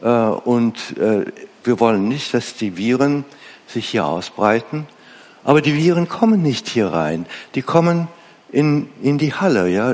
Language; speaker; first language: German; non-native, fluent; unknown